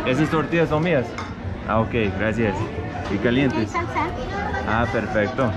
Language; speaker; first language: Spanish; non-native, learner; English